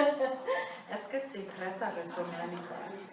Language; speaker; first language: French; native; French